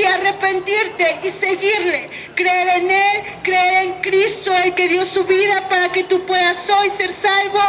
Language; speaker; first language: Spanish; native; Spanish